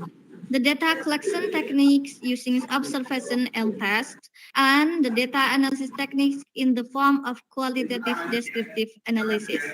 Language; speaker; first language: English; non-native, learner; Indonesian